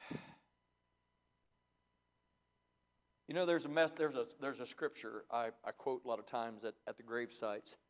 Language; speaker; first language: English; native; English